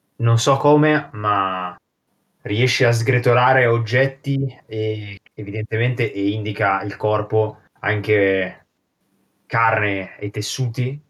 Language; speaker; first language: Italian; native; Italian